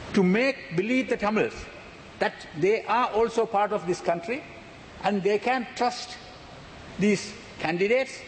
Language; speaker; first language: English; non-native, local second language; Tamil